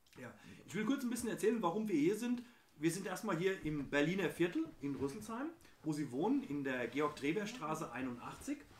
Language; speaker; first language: German; native; German